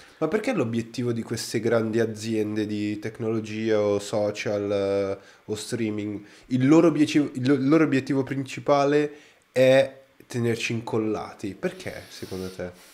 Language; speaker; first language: Italian; native; Italian